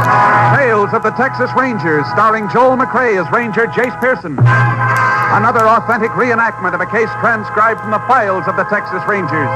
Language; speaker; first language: English; native; English